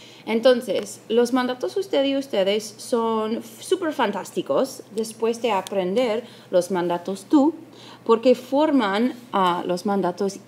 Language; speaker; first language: Spanish; non-native, fluent; English